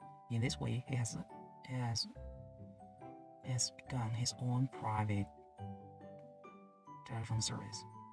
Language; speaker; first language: English; non-native, learner; Chinese